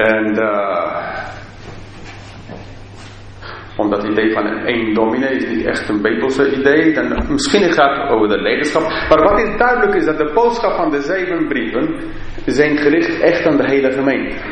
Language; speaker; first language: Dutch; non-native, fluent; English